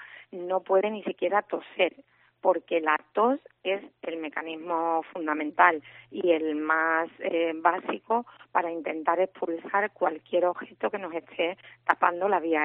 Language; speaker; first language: Spanish; native; Spanish